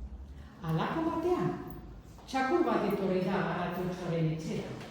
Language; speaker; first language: Basque; non-native, learner; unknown